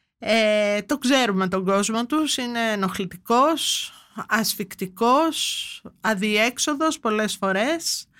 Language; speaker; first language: Greek; native; Greek